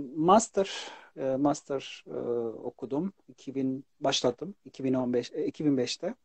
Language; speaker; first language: Turkish; non-native, fluent; Arabic